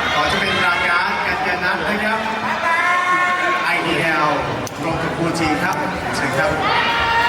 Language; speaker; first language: Thai; native; Thai